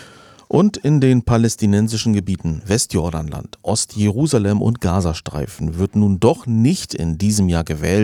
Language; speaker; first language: German; native; German